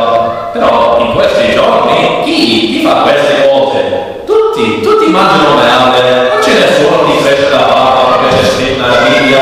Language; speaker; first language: Italian; non-native, learner; English